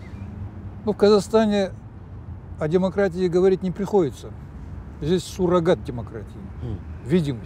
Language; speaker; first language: Russian; native; Russian